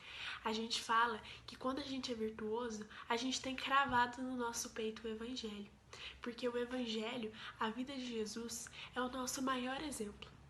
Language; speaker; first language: Portuguese; native; Portuguese